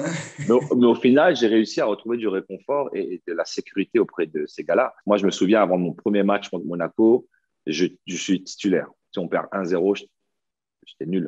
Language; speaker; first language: French; native; French